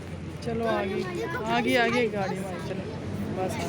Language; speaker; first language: Hindi; native; Hindi